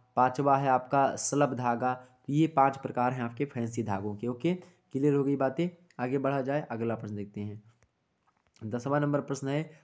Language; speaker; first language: Hindi; native; Hindi